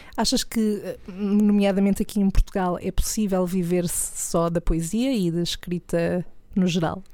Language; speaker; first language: Portuguese; native; Portuguese